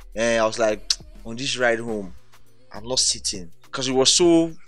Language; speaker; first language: English; non-native, local second language; Yoruba